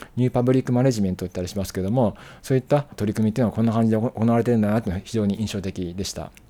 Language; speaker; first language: Japanese; native; Japanese